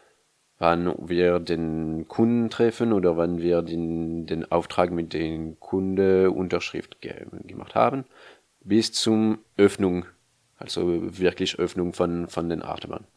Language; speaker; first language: German; non-native, fluent; French